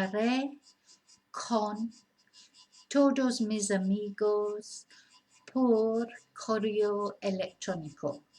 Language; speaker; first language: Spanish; non-native, fluent; English